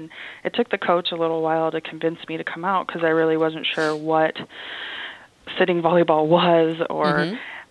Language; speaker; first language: English; native; English